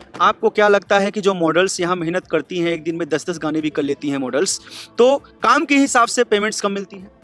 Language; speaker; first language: Hindi; native; Hindi